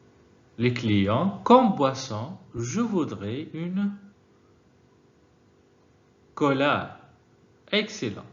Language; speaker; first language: French; non-native, fluent; Arabic